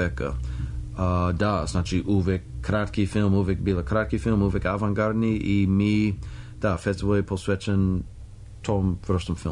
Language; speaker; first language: Serbian; non-native, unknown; English